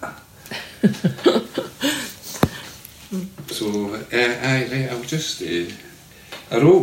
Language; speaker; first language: English; native; English